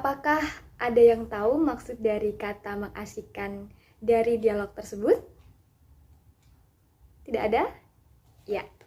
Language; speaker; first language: Indonesian; native; Indonesian